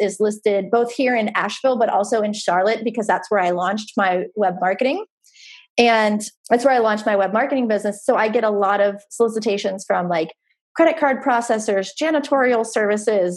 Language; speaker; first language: English; native; English